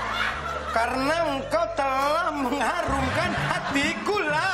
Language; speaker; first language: Indonesian; native; Indonesian